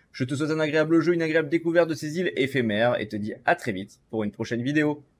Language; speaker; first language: French; native; French